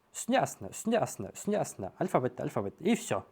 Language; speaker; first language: Russian; non-native, local second language; Kazakh